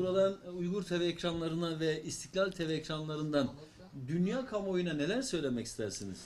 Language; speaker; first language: Turkish; native; Turkish